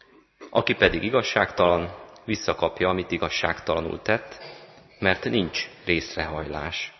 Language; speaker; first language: Hungarian; native; Hungarian